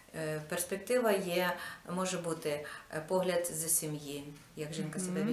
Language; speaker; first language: Polish; non-native, learner; Ukrainian